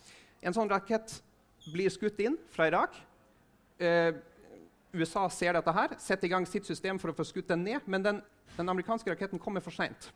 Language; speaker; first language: Norwegian; native; Norwegian